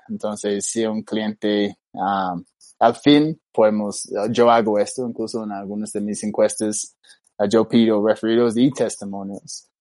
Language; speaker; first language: Spanish; non-native, fluent; English